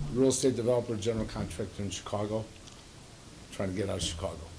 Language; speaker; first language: English; native; English